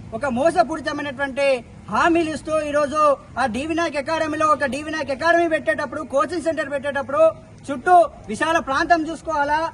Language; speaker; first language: Telugu; native; Telugu